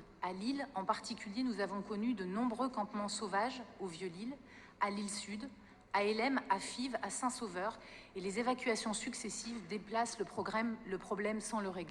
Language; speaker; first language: French; native; French